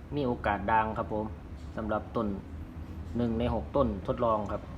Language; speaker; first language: Thai; non-native, local second language; Northeastern Thai